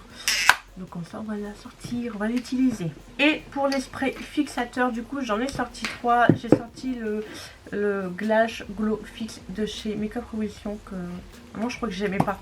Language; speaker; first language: French; native; French